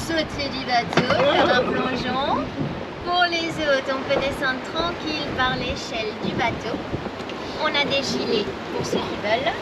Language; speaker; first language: French; non-native, local second language; Morisyen